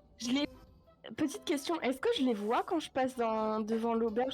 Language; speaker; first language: French; native; French